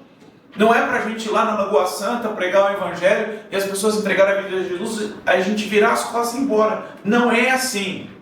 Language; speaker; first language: Portuguese; native; Portuguese